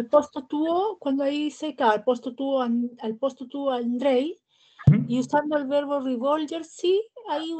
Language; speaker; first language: Italian; non-native, learner; Spanish